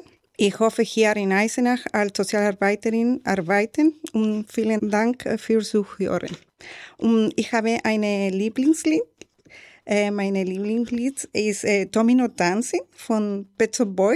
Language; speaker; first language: German; non-native, learner; Spanish